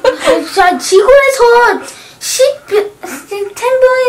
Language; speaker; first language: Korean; early bilingual, heritage; English